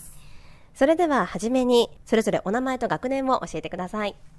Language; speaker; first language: Japanese; native; Japanese